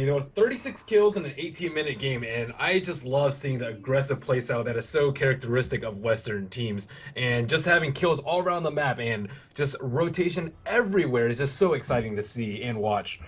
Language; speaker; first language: English; native; English